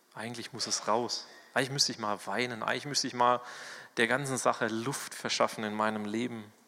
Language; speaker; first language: German; native; German